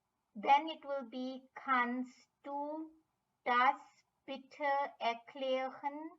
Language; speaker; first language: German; non-native, fluent; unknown